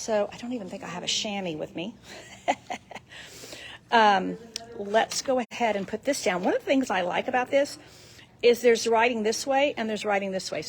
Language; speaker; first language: English; native; English